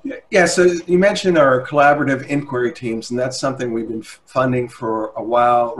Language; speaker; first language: English; native; English